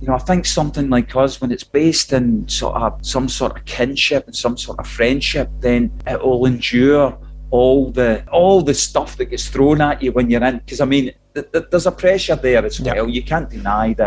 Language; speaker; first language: English; native; English